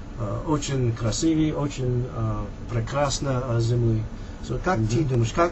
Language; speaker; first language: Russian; non-native, learner; English